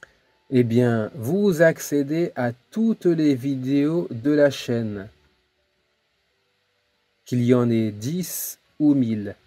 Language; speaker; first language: French; native; French